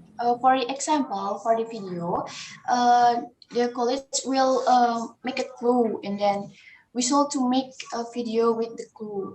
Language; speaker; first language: English; non-native, learner; Indonesian